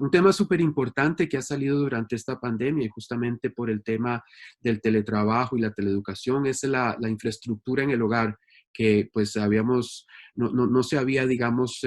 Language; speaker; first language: Spanish; native; Spanish